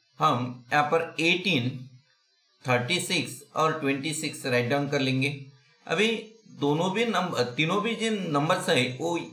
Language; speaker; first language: Hindi; non-native, local second language; Marathi